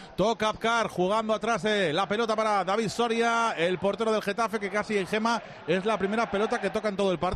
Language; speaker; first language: Spanish; native; Spanish